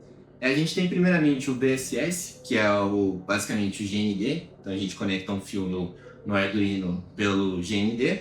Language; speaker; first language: Portuguese; native; Portuguese